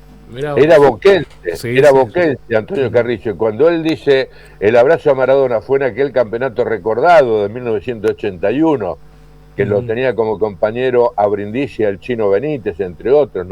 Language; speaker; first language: Spanish; native; Spanish